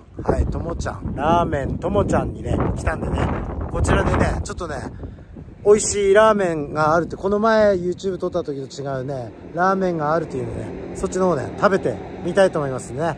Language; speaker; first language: Japanese; native; Japanese